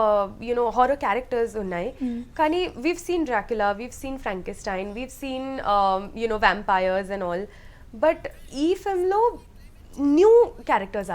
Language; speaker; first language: Telugu; non-native, local second language; Hindi